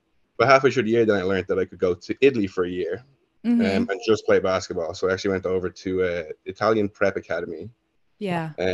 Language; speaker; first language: English; native; English